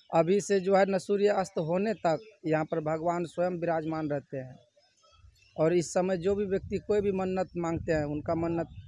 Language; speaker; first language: Hindi; native; Hindi